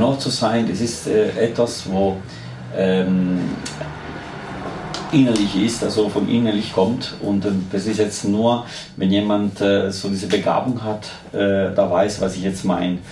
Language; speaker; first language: German; non-native, fluent; Italian